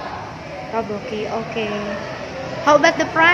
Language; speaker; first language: English; non-native, learner; Indonesian